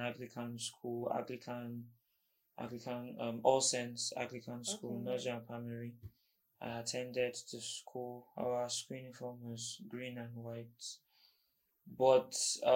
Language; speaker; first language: English; non-native, local second language; Igbo